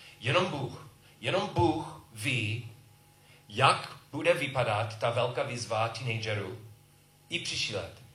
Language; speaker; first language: Czech; non-native, learner; English